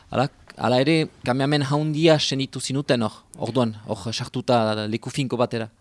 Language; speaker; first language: Basque; native; Basque